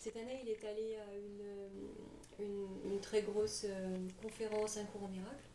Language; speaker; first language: French; native; French